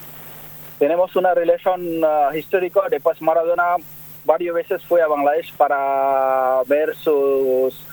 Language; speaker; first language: Spanish; non-native, learner; Bangla